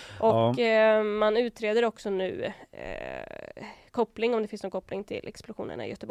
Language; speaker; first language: Swedish; native; Swedish